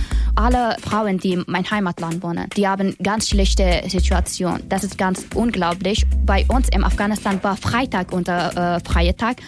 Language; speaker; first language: German; non-native, learner; Persian